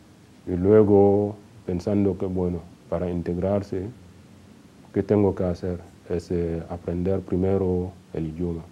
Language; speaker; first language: Spanish; non-native, fluent; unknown